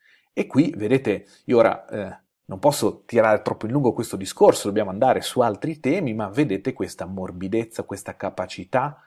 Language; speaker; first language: Italian; native; Italian